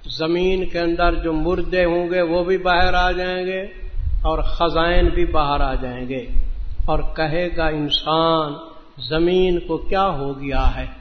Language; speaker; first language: Urdu; native; Urdu